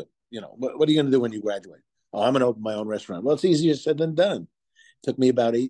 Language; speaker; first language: English; native; English